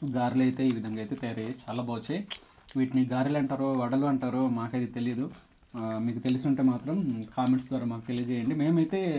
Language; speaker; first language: Telugu; native; Telugu